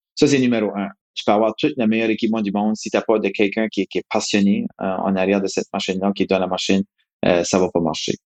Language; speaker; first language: French; native; French